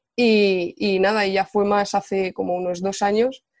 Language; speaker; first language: Spanish; native; Spanish